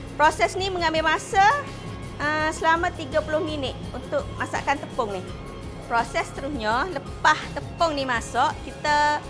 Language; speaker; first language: Malay; native; Malay